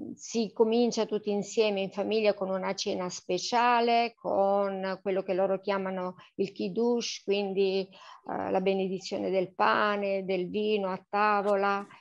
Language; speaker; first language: Italian; native; Italian